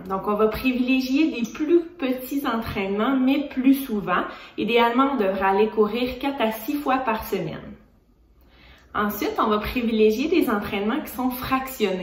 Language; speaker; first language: French; native; French